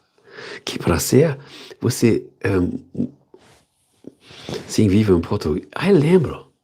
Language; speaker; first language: Portuguese; non-native, learner; German